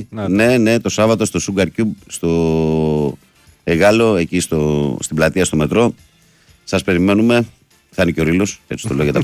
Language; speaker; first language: Greek; native; Greek